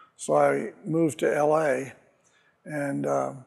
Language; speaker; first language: English; native; English